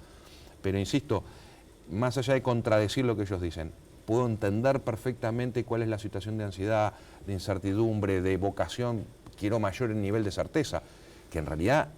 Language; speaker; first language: Spanish; native; Spanish